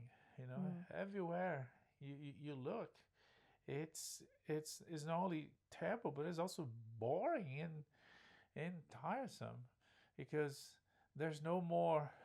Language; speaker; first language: English; non-native, fluent; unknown